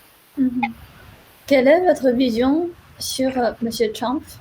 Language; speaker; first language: French; non-native, fluent; Chinese